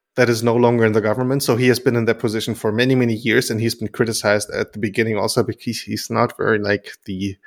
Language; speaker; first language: English; non-native, fluent; German